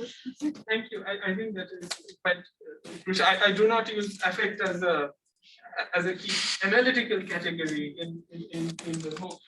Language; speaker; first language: English; non-native, local second language; Bangla